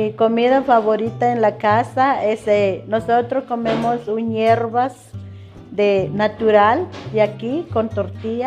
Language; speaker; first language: Spanish; non-native, local second language; Kaqchikel